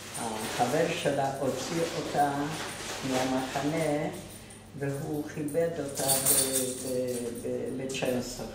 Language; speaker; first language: Hebrew; non-native, fluent; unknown